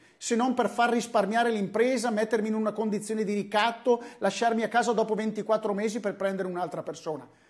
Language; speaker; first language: Italian; native; Italian